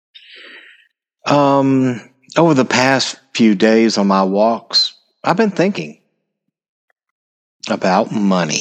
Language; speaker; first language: English; native; English